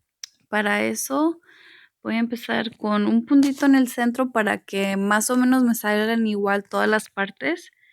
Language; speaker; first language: Spanish; early bilingual, heritage; Spanish